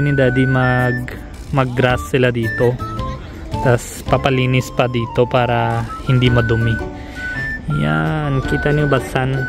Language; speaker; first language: Filipino; non-native, learner; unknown